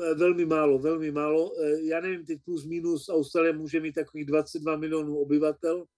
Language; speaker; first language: Czech; native; Czech